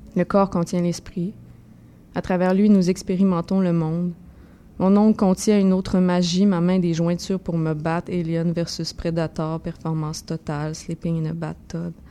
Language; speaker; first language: French; native; French